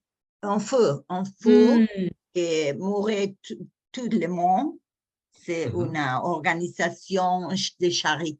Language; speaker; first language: French; non-native, learner; English